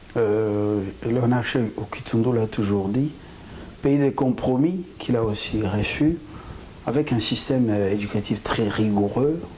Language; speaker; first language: French; non-native, local second language; Lingala